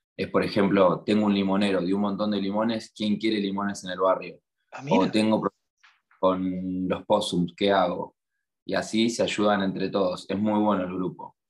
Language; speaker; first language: Spanish; native; Spanish